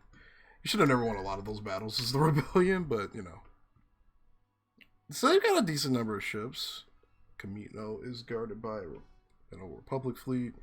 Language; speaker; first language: English; native; English